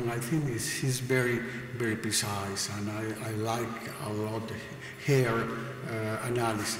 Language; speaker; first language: English; non-native, learner; Spanish